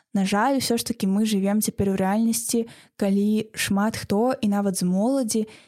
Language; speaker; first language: Belarusian; non-native, local second language; Russian